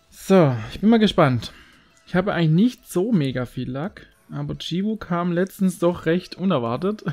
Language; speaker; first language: German; native; German